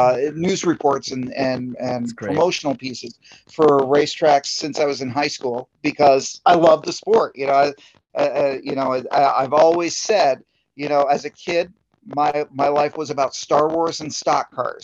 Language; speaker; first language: English; native; English